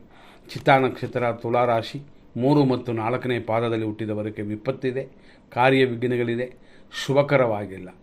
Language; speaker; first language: Kannada; native; Kannada